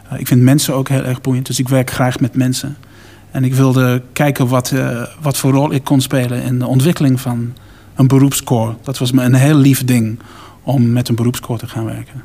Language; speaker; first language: Dutch; non-native, fluent; English